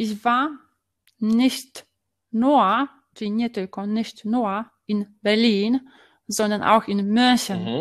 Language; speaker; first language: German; non-native, fluent; Polish